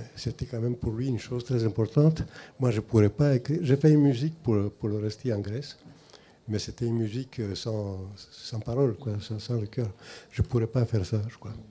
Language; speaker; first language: French; non-native, fluent; Greek